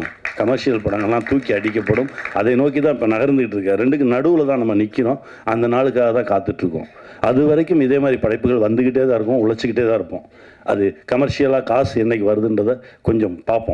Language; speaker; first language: Tamil; native; Tamil